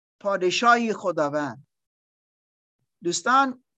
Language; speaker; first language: Persian; non-native, learner; English